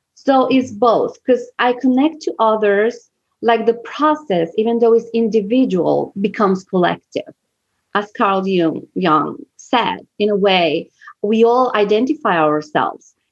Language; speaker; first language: English; non-native, fluent; Spanish